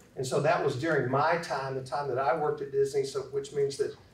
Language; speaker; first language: English; native; English